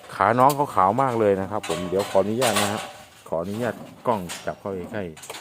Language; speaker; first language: Thai; native; Thai